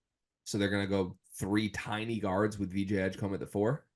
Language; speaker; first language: English; native; English